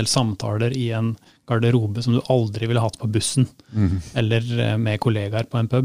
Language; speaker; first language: Norwegian; native; Norwegian